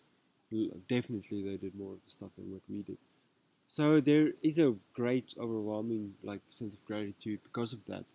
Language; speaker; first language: English; non-native, local second language; Afrikaans